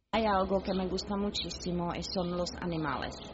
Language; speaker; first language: Spanish; non-native, learner; Czech